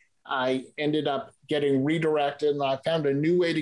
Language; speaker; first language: English; native; English